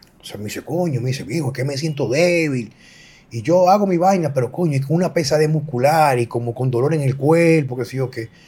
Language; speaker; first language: Spanish; native; Spanish